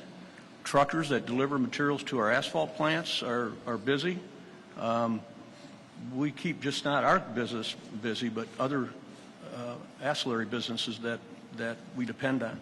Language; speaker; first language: English; native; English